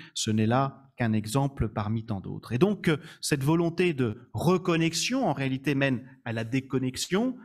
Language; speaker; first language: French; native; French